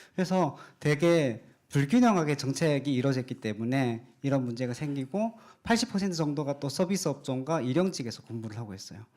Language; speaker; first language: Korean; native; Korean